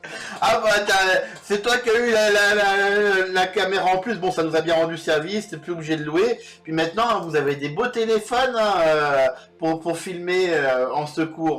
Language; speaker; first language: French; native; French